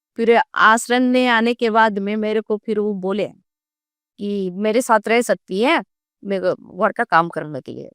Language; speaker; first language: Hindi; non-native, local second language; Gondi